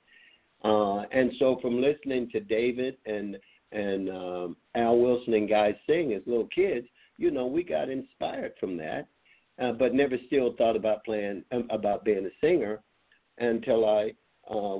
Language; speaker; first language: English; native; English